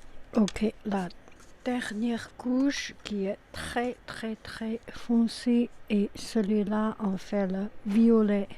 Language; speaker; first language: French; non-native, fluent; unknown